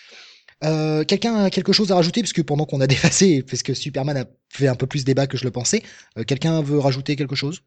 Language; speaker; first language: French; native; French